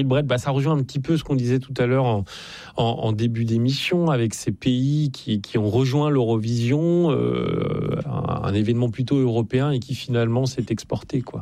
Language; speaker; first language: French; native; French